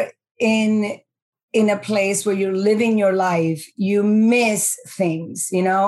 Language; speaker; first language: English; early bilingual, other home language; Spanish